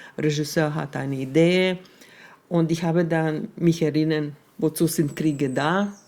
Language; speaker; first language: German; non-native, fluent; Serbian